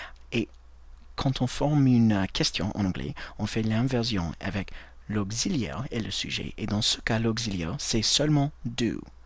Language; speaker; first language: French; non-native, fluent; English